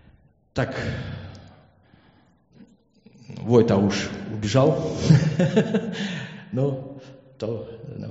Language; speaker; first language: Czech; non-native, learner; Ukrainian